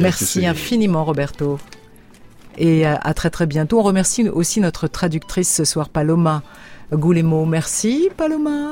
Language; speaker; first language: French; native; French